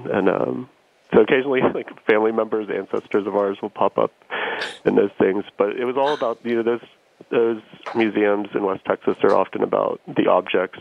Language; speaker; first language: English; native; English